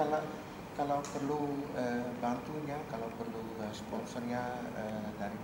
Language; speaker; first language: Indonesian; early bilingual, heritage; Dutch